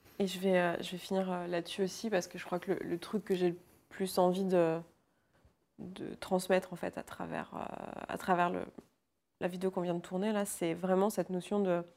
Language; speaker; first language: French; native; French